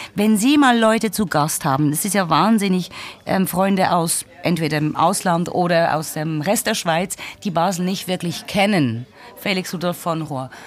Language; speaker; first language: German; native; German